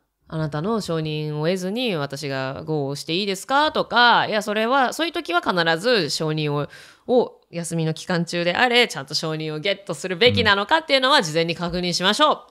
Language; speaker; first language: Japanese; native; Japanese